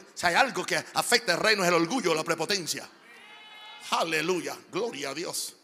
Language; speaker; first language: Spanish; native; Spanish